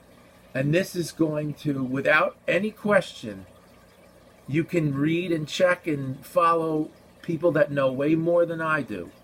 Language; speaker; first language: English; native; English